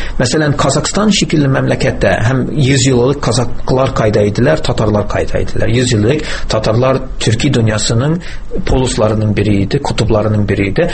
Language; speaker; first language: Tatar; early bilingual, heritage; Tatar